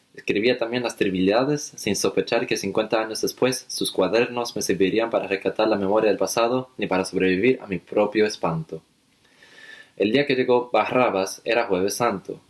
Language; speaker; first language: Spanish; early bilingual, heritage; Spanish